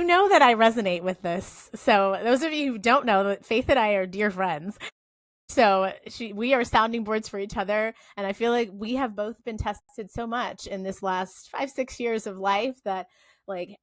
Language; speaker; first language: English; native; English